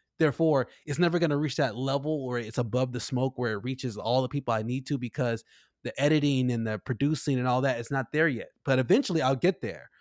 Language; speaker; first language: English; native; English